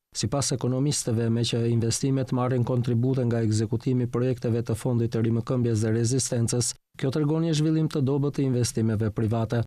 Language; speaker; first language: Albanian; native; Albanian